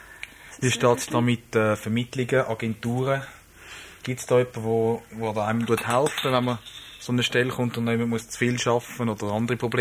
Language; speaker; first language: German; native; German